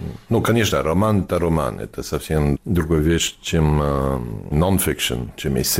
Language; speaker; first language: Russian; non-native, fluent; English